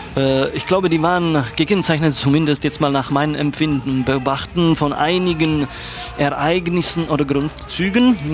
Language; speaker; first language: German; non-native, fluent; Czech